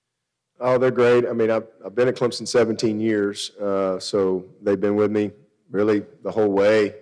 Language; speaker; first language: English; native; English